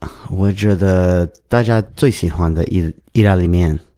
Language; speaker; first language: Chinese; non-native, learner; English